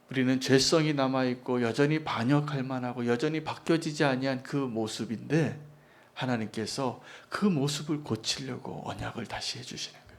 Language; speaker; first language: Korean; native; Korean